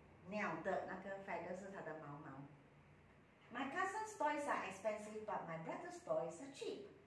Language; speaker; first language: English; non-native, local second language; Chinese